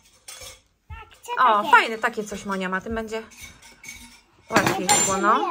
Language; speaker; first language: Polish; native; Polish